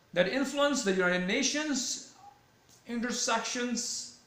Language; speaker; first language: English; non-native, local second language; Urdu